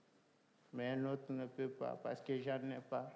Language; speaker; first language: French; non-native, local second language; Fula